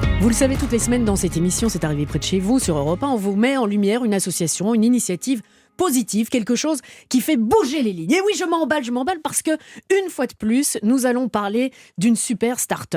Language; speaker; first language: French; native; French